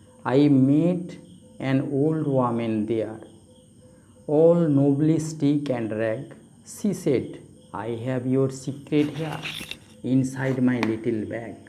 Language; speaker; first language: English; non-native, local second language; Bangla